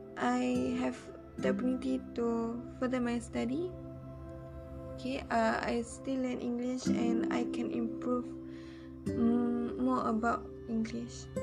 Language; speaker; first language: English; non-native, learner; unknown